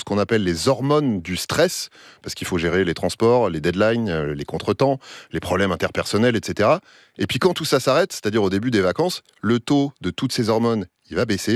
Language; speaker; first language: French; native; French